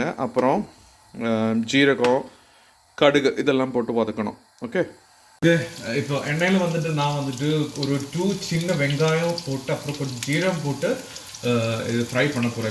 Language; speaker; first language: Tamil; non-native, learner; Malayalam